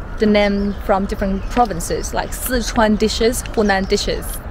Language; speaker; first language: English; non-native, fluent; Chinese